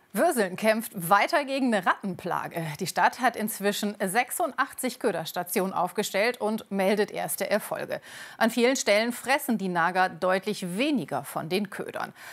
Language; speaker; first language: German; native; German